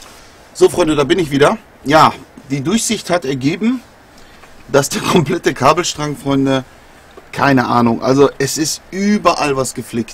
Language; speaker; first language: German; native; German